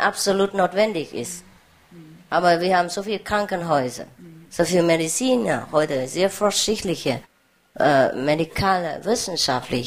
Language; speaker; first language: German; non-native, learner; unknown